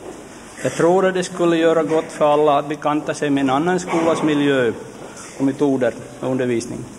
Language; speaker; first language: Swedish; native; Swedish